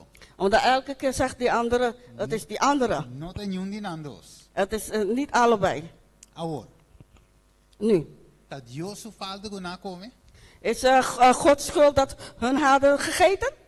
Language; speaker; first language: Dutch; non-native, local second language; Papiamento